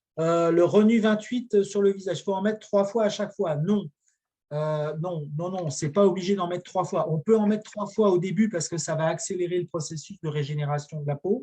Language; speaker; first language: French; native; French